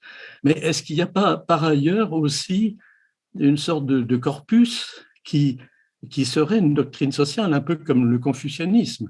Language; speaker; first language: French; native; French